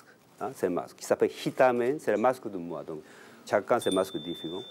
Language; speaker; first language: French; non-native, learner; Japanese